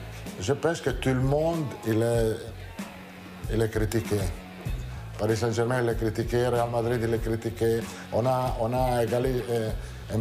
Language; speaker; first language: French; non-native, learner; Italian